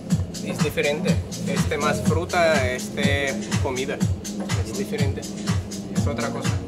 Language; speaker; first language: Spanish; non-native, learner; Russian